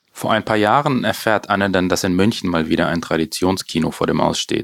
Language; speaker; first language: German; native; German